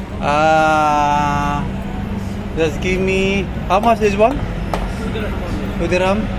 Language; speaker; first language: English; non-native, local second language; Filipino